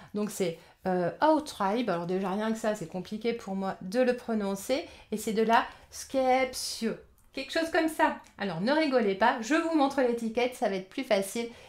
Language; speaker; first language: French; native; French